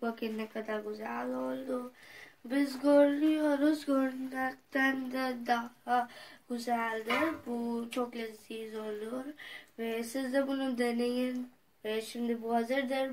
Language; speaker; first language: Turkish; non-native, fluent; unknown